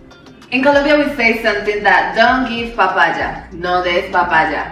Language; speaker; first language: English; non-native, learner; Spanish